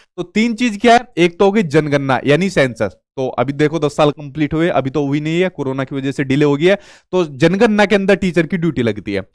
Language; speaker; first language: Hindi; native; Hindi